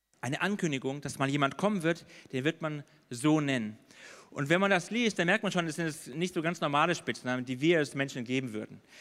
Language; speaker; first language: German; native; German